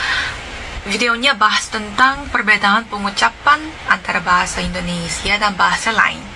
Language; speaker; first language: Indonesian; non-native, fluent; Korean